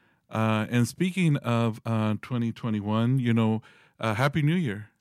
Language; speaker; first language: English; early bilingual, other home language; Spanish